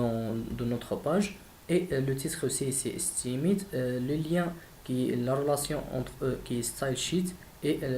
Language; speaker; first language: French; non-native, learner; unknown